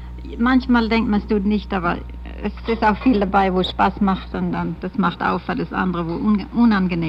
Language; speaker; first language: German; early bilingual, heritage; German